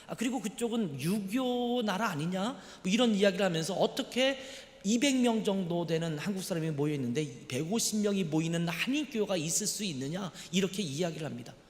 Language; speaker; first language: Korean; native; Korean